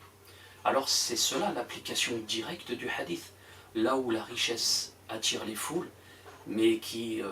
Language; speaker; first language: French; native; French